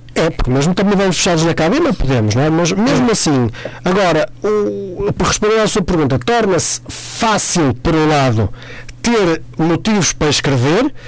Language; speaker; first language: Portuguese; native; Portuguese